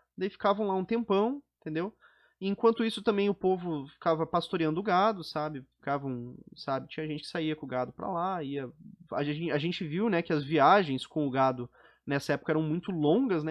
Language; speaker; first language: Portuguese; native; Portuguese